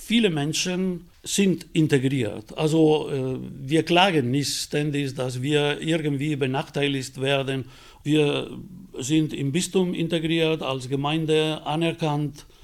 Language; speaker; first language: German; non-native, fluent; Spanish